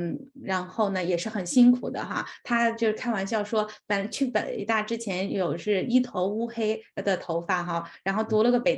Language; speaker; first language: Chinese; native; Chinese